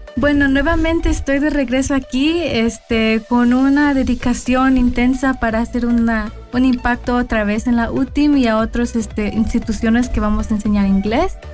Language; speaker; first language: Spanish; early bilingual, heritage; Spanish